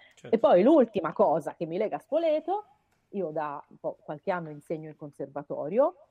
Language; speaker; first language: Italian; native; Italian